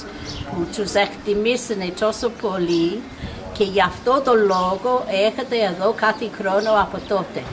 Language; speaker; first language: Greek; non-native, fluent; English